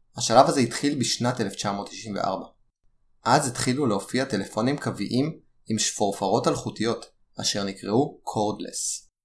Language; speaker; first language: Hebrew; native; Hebrew